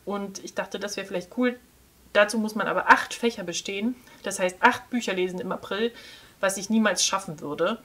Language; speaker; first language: German; native; German